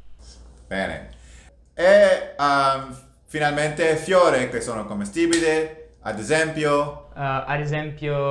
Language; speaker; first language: Italian; non-native, learner; English